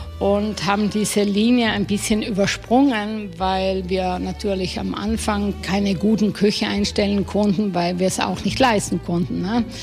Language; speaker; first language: German; native; German